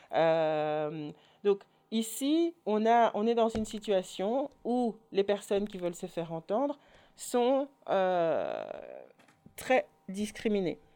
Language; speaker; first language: French; native; French